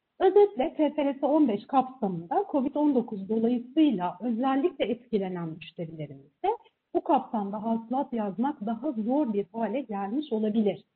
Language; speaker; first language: Turkish; native; Turkish